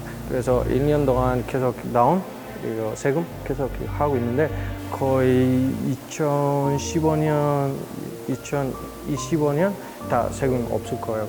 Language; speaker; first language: Korean; non-native, learner; Spanish